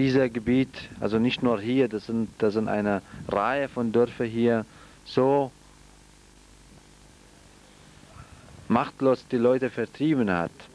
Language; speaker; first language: German; non-native, fluent; Central Kurdish